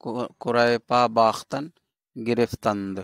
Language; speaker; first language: Persian; non-native, fluent; Urdu